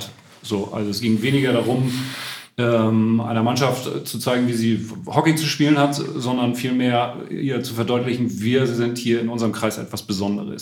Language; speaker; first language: German; native; German